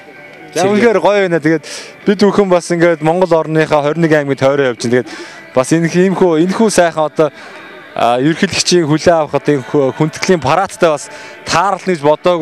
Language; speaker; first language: Mongolian; native; Mongolian